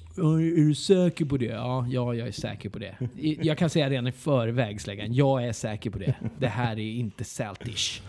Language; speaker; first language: Swedish; early bilingual, other home language; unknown